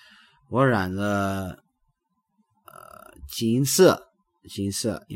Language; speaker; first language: Chinese; non-native, learner; English